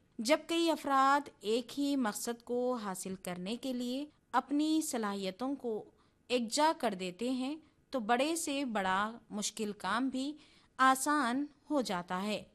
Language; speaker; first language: Urdu; native; Urdu